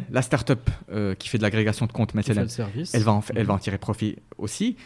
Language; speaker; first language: French; non-native, local second language; Arabic